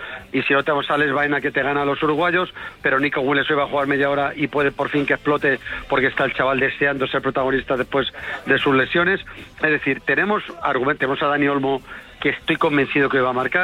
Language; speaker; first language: Spanish; native; Spanish